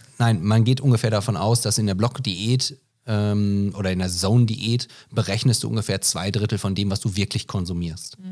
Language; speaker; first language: German; non-native, fluent; English